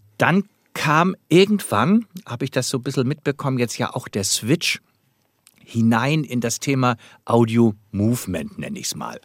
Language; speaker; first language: German; native; German